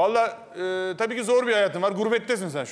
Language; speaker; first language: Turkish; native; Turkish